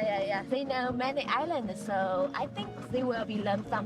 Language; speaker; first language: English; non-native, learner; Chinese